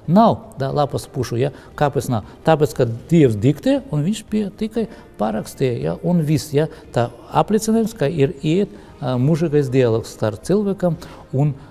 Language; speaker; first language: Latvian; non-native, local second language; Russian